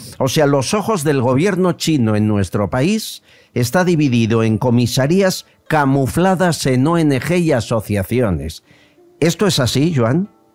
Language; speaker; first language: Spanish; native; Spanish